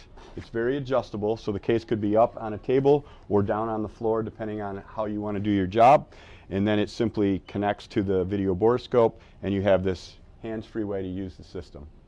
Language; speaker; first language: English; native; English